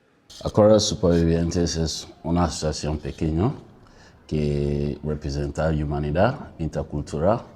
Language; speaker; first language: Spanish; non-native, learner; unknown